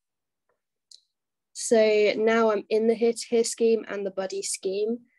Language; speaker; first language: English; native; English